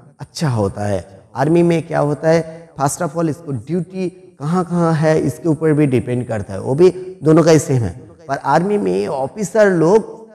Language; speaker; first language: Hindi; non-native, local second language; Bangla